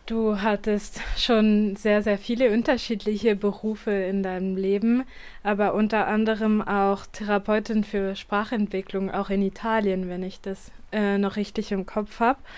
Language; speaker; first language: German; native; German